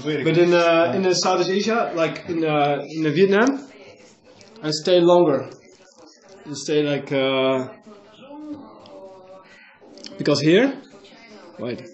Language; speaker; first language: English; non-native, learner; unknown